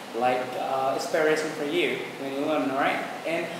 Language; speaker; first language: English; non-native, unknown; Vietnamese